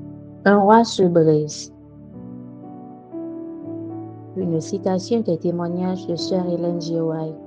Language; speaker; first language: French; non-native, local second language; Haitian Creole